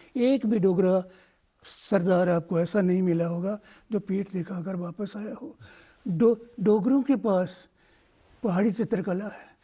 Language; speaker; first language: Hindi; non-native, local second language; Dogri